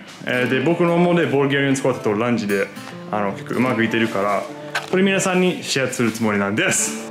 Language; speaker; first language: Japanese; non-native, fluent; English